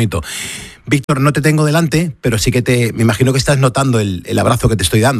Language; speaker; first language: Spanish; native; Spanish